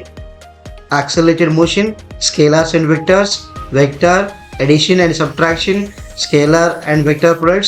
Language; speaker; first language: English; non-native, local second language; Telugu